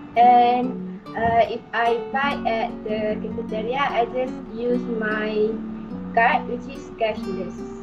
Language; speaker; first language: English; non-native, learner; Malay